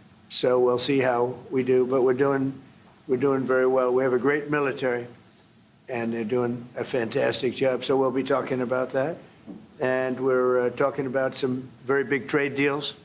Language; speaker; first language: English; native; English